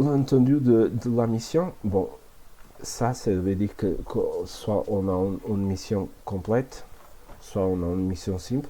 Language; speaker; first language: French; non-native, fluent; Portuguese